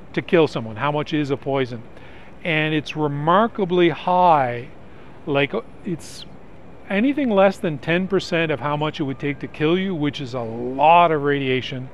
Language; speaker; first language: English; native; English